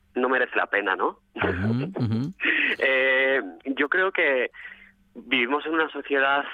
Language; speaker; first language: Spanish; native; Spanish